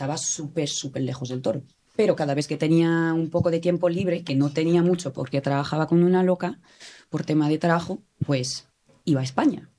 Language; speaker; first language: Spanish; non-native, fluent; French